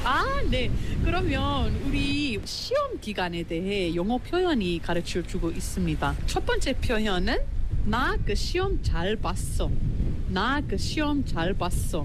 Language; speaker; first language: Korean; non-native, learner; English